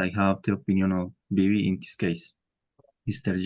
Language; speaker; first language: English; non-native, learner; Spanish